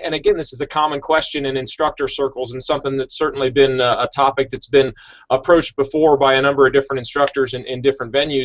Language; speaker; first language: English; native; English